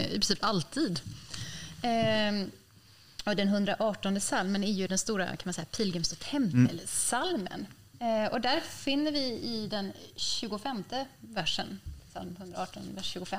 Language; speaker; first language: Swedish; native; Swedish